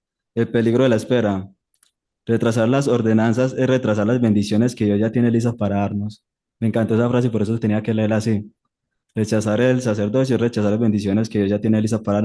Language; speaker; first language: Spanish; native; Spanish